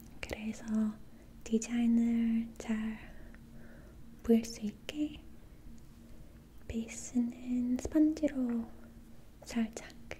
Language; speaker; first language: Korean; non-native, learner; English